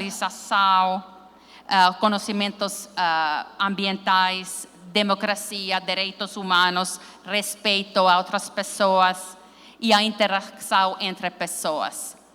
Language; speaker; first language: Portuguese; non-native, learner; Finnish